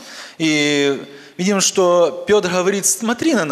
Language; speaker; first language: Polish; non-native, learner; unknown